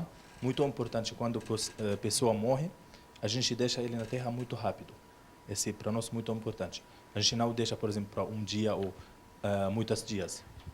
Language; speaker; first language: Portuguese; non-native, learner; Arabic